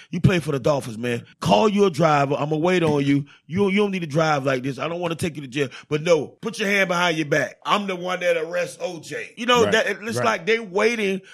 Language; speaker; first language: English; native; English